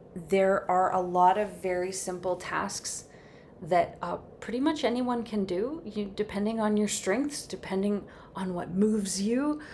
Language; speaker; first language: English; native; English